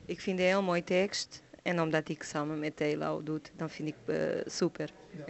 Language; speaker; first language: Dutch; non-native, fluent; Portuguese